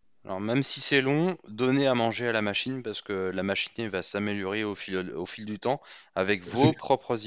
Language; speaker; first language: French; native; French